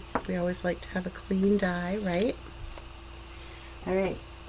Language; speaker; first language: English; native; English